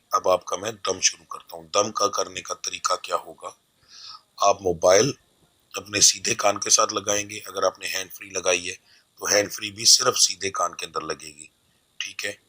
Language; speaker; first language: Urdu; non-native, local second language; Punjabi